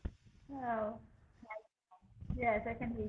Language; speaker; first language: English; non-native, learner; Vietnamese